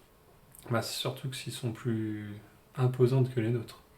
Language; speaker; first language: French; native; French